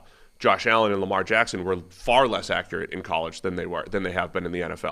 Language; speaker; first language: English; native; English